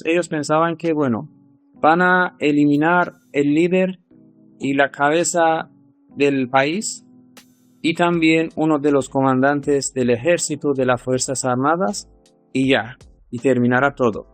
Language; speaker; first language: Spanish; non-native, fluent; Persian